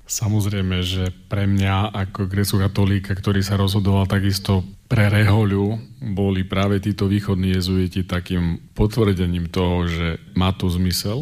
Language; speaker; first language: Slovak; native; Slovak